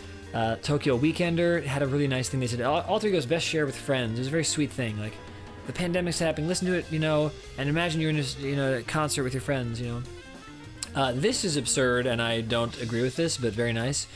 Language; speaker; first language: English; native; English